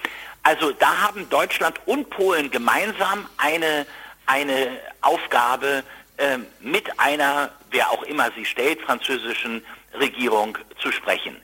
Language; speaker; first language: German; native; German